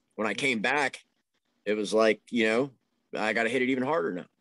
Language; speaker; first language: English; native; English